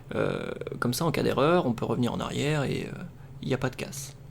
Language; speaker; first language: French; native; French